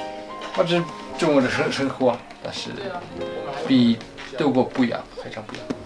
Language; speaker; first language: Chinese; non-native, learner; German